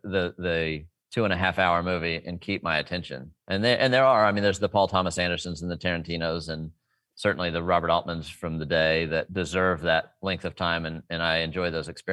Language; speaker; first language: English; native; English